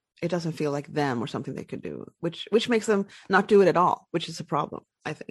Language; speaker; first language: English; non-native, fluent; Swedish